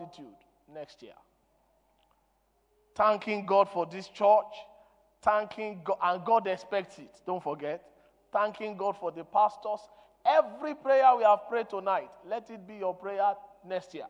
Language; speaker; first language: English; non-native, local second language; Yoruba